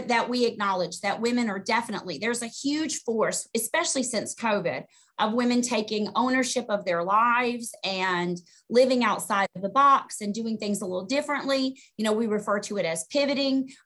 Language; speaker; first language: English; native; English